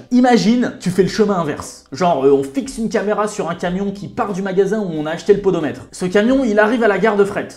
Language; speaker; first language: French; native; French